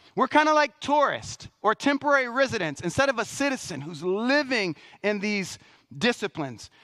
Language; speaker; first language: English; native; English